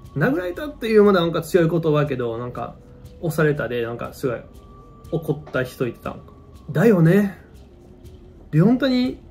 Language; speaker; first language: Japanese; non-native, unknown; French